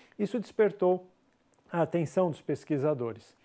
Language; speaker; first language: Portuguese; native; Portuguese